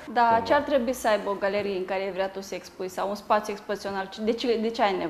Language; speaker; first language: Romanian; native; Romanian